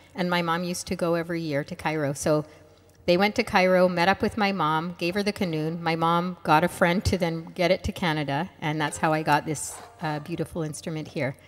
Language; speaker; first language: English; non-native, fluent; Arabic